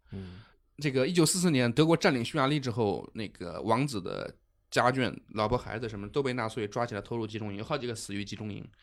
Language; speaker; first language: Chinese; native; Chinese